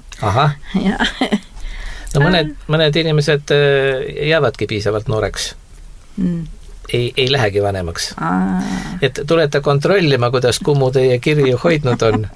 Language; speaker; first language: Estonian; native; Estonian